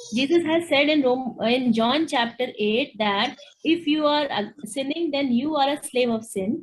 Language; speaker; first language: English; non-native, local second language; Hindi